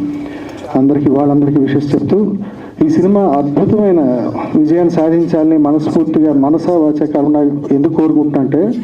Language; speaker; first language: Telugu; native; Telugu